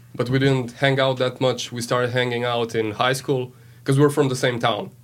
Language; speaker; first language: English; non-native, fluent; Slovenian